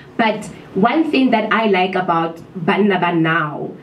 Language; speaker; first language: English; non-native, local second language; Southern Sotho